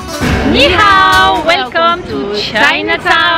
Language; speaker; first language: English; non-native, learner; French